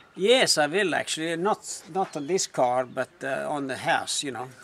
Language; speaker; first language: English; non-native, fluent; Norwegian